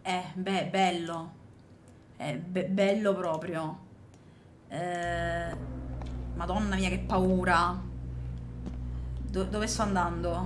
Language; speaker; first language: Italian; native; Italian